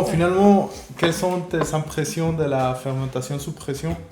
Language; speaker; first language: French; non-native, fluent; Spanish